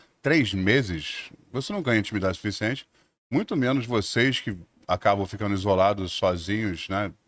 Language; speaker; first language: Portuguese; native; Portuguese